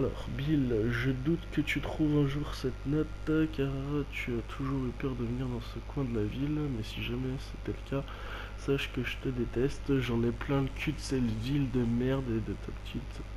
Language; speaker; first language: French; native; French